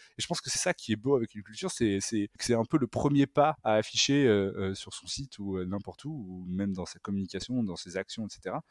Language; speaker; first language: French; native; French